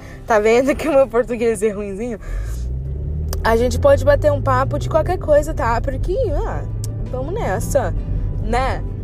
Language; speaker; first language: Portuguese; non-native, fluent; English